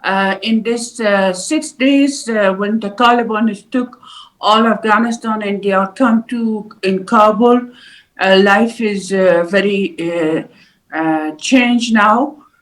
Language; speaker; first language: English; non-native, learner; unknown